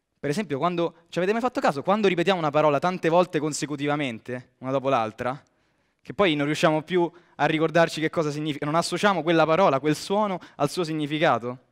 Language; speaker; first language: Italian; native; Italian